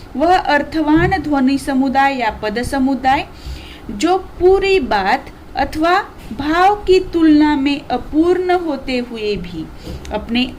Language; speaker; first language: Hindi; non-native, local second language; Marathi